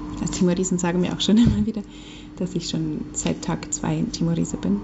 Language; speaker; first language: German; native; German